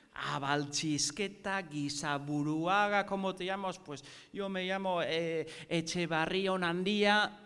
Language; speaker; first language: Spanish; non-native, fluent; English